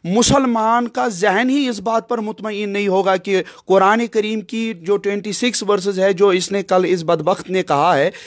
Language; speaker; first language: Hindi; non-native, local second language; Kashmiri